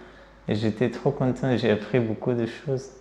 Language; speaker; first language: French; non-native, learner; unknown